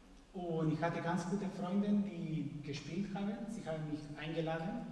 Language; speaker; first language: German; non-native, fluent; Spanish